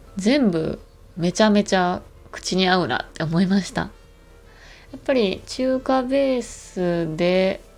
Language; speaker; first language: Japanese; native; Japanese